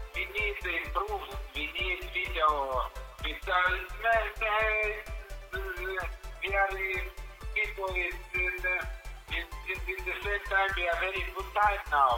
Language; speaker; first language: English; non-native, learner; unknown